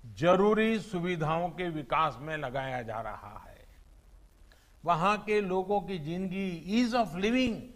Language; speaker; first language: Hindi; non-native, local second language; Gujarati